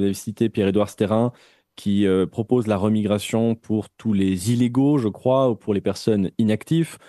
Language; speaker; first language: French; native; French